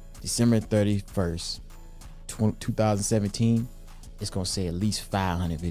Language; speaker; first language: English; native; English